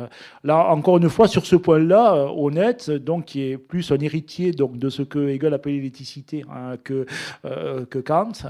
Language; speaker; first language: French; native; French